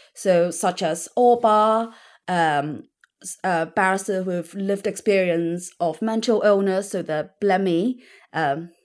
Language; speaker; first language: English; non-native, local second language; Cantonese